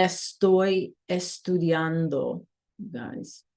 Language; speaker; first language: Spanish; non-native, fluent; English